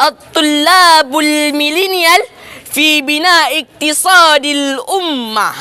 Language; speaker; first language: Arabic; non-native, learner; Indonesian